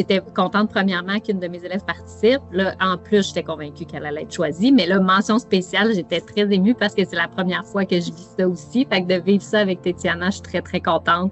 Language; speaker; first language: French; native; French